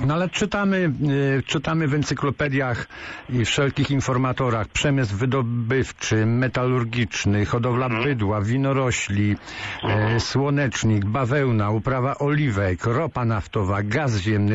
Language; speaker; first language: Polish; native; Polish